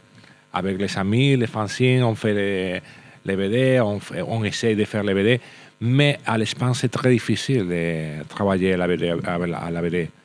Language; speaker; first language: French; non-native, learner; Spanish